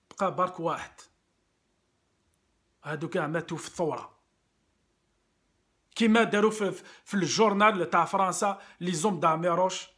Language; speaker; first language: Arabic; non-native, local second language; Kabyle